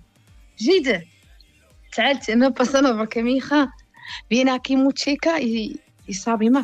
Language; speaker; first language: Spanish; non-native, learner; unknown